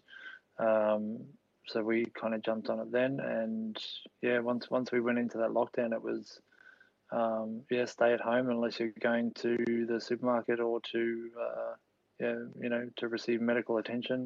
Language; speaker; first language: English; native; English